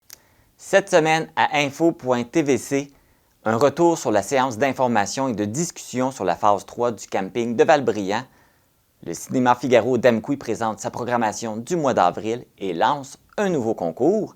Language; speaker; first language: French; native; French